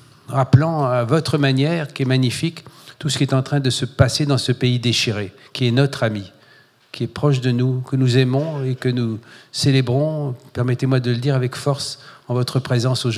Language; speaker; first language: French; native; French